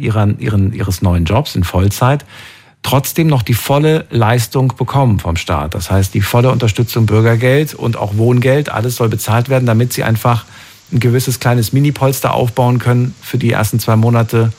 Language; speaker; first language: German; native; German